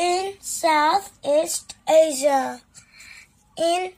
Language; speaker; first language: English; non-native, learner; Vietnamese